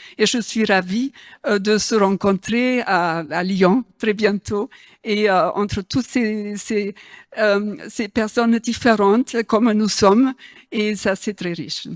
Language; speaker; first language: French; non-native, fluent; German